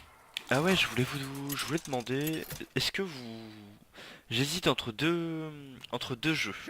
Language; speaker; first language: French; native; French